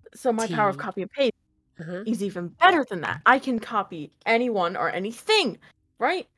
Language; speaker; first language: English; native; English